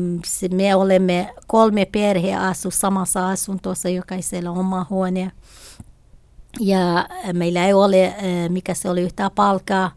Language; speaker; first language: Finnish; non-native, learner; Kurdish